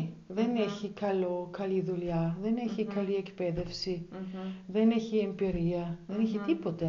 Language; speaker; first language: Greek; non-native, learner; German